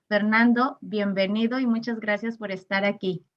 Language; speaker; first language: Spanish; native; Spanish